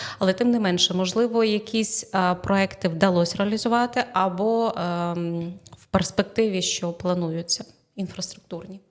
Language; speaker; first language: Ukrainian; native; Ukrainian